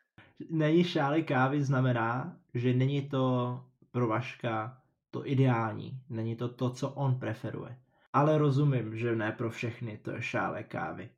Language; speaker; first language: Czech; non-native, fluent; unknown